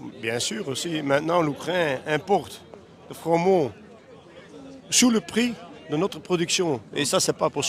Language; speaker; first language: French; non-native, local second language; Dutch